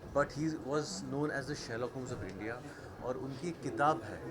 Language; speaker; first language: Hindi; non-native, local second language; Marathi